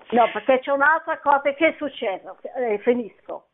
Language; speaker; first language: Italian; non-native, fluent; English